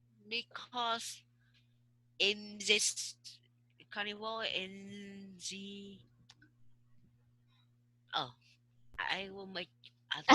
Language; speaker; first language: English; non-native, learner; Vietnamese